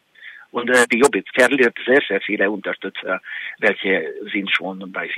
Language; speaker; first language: German; non-native, fluent; Hungarian